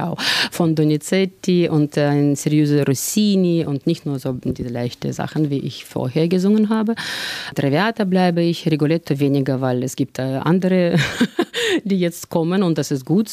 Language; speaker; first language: German; non-native, fluent; Russian